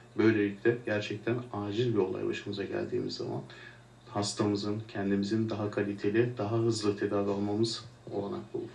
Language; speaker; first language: Turkish; native; Turkish